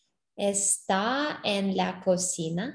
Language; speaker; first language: Spanish; non-native, learner; English